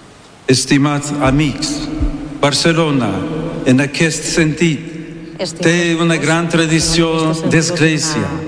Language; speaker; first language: Catalan; non-native, learner; English